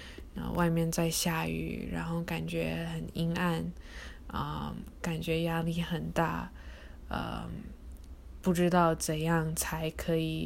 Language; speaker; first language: Chinese; early bilingual, heritage; Chinese